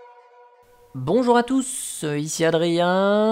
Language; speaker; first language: French; native; French